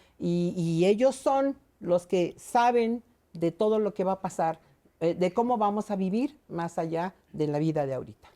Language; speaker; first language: Spanish; native; Spanish